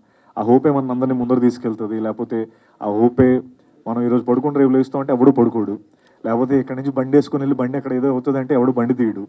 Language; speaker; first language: Telugu; native; Telugu